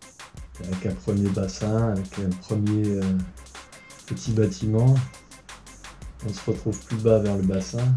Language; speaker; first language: French; native; French